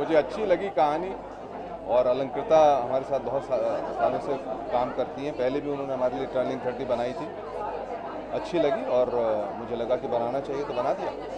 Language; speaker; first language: Hindi; native; Hindi